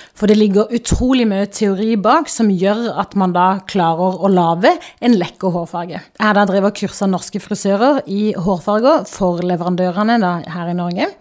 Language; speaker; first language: Norwegian; native; Norwegian